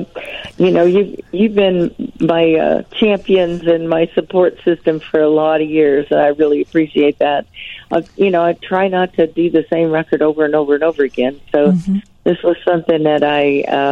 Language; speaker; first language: English; native; English